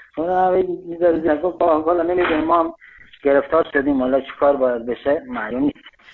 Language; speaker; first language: Persian; non-native, local second language; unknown